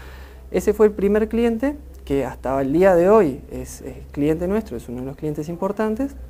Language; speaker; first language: Spanish; native; Spanish